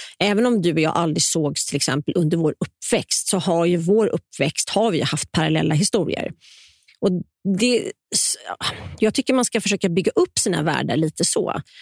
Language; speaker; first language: Swedish; native; Swedish